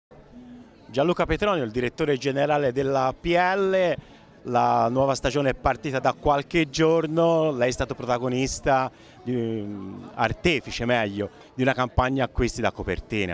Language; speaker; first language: Italian; native; Italian